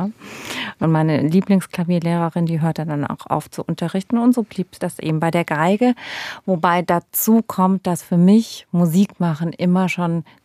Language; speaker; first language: German; native; German